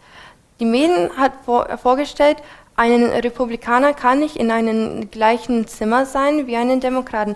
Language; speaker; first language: German; non-native, fluent; English